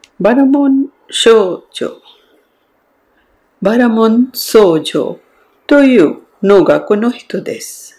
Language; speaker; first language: Japanese; non-native, fluent; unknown